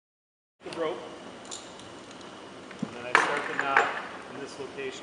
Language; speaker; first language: English; native; English